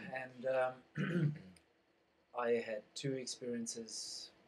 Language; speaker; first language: English; non-native, fluent; German